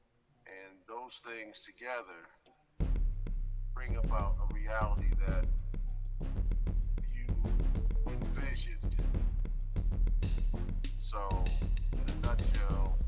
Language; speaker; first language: English; native; English